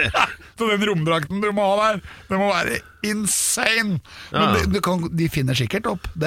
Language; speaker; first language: Norwegian; native; Norwegian